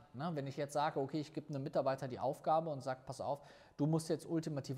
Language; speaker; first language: German; native; German